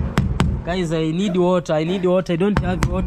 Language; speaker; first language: English; non-native, learner; Swahili